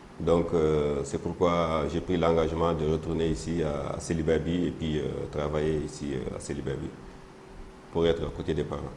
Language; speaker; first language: French; non-native, local second language; Soninke